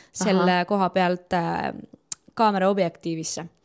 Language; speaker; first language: Estonian; non-native, local second language; Russian